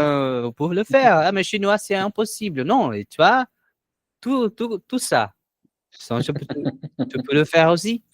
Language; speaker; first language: French; non-native, learner; Portuguese